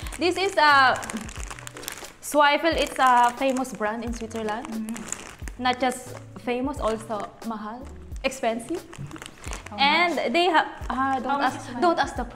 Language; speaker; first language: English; non-native, local second language; Filipino